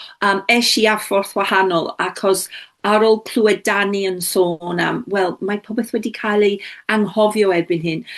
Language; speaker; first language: Welsh; non-native, local second language; English